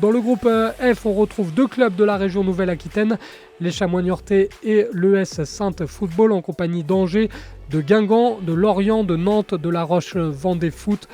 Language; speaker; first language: French; native; French